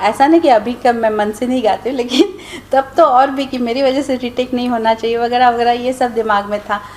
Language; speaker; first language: Hindi; non-native, local second language; Marathi